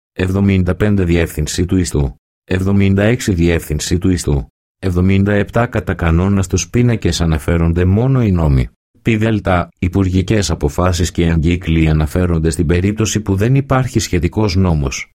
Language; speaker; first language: Greek; native; Greek